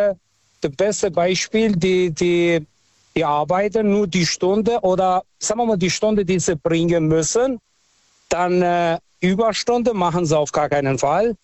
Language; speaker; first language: German; early bilingual, other home language; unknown